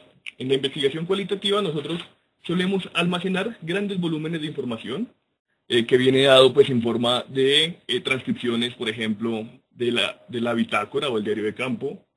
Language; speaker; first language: Spanish; native; Spanish